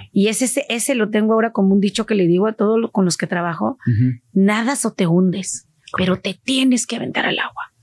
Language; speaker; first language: Spanish; native; Spanish